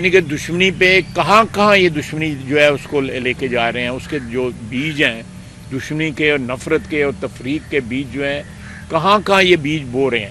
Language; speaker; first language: Urdu; non-native, local second language; Punjabi